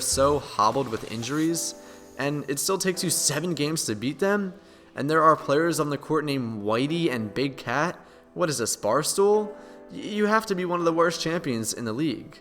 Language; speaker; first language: English; native; English